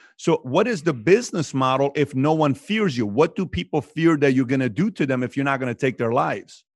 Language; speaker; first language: English; native; English